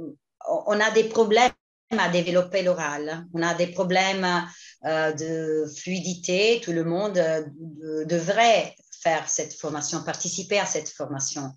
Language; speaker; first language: French; non-native, fluent; Italian